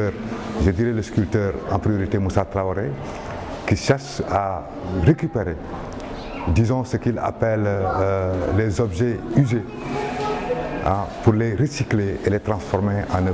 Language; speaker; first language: French; non-native, local second language; Wolof